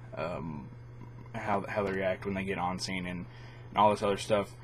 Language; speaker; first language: English; native; English